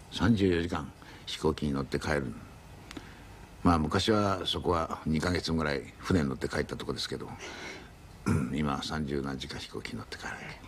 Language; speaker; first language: Japanese; native; Japanese